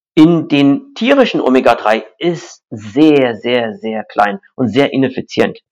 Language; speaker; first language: German; non-native, fluent; English